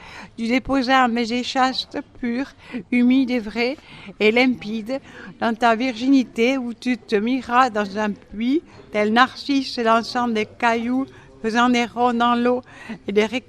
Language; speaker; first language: French; native; French